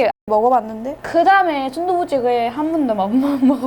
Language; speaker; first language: Korean; non-native, fluent; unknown